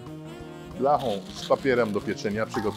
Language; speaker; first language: Polish; non-native, fluent; French